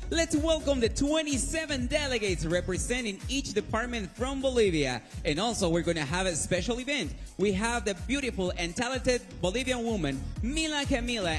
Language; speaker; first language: English; non-native, fluent; Spanish